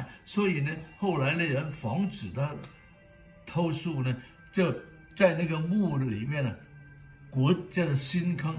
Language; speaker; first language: Chinese; non-native, local second language; Cantonese